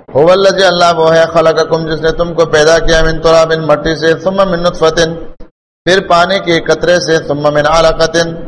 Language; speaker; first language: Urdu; non-native, local second language; Pashto